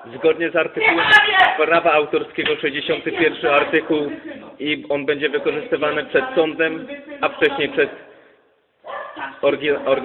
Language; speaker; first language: Polish; native; Polish